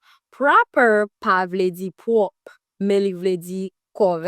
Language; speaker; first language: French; non-native, learner; Haitian Creole